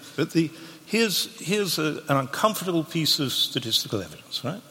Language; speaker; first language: English; native; English